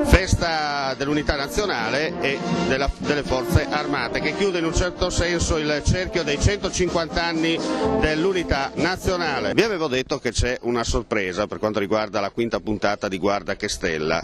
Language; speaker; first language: Italian; native; Italian